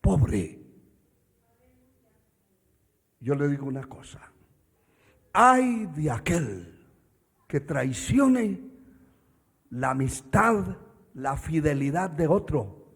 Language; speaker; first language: Spanish; native; Spanish